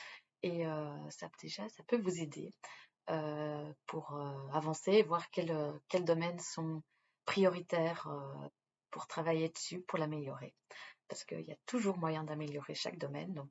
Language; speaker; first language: French; native; French